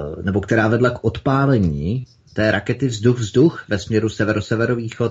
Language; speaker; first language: Czech; native; Czech